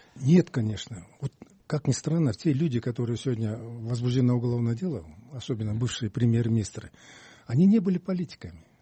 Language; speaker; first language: Russian; non-native, local second language; Kyrgyz